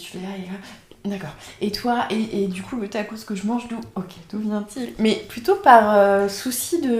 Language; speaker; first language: French; native; French